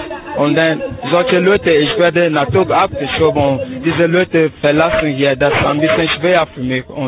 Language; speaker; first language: German; non-native, learner; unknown